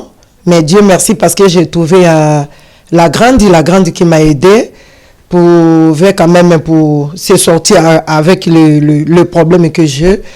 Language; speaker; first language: French; non-native, learner; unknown